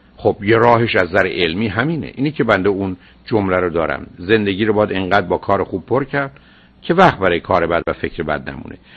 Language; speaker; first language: Persian; native; Persian